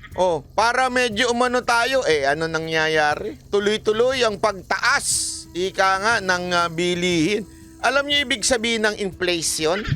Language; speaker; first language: Filipino; native; Filipino